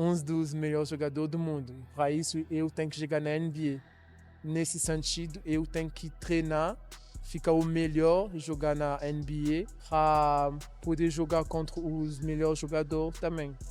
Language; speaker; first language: Portuguese; non-native, learner; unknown